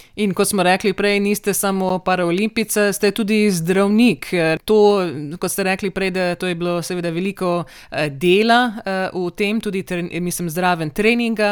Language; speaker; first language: Slovenian; early bilingual, heritage; Slovenian